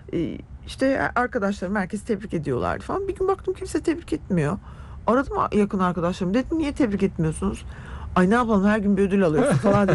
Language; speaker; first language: Turkish; native; Turkish